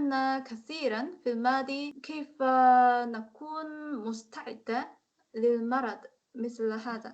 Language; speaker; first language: Arabic; non-native, learner; Korean